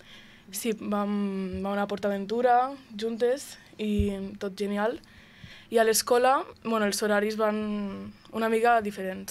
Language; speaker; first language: Catalan; early bilingual, other home language; Romanian